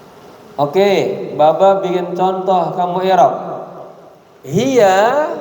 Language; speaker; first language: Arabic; non-native, fluent; Indonesian